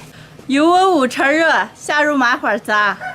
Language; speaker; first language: Chinese; native; Chinese